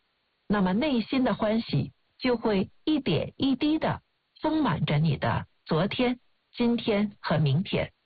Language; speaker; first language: Chinese; native; Chinese